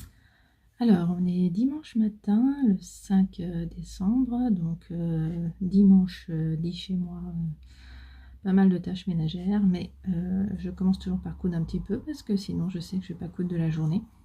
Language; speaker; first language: French; native; French